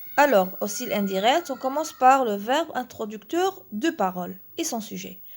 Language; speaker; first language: French; non-native, local second language; Arabic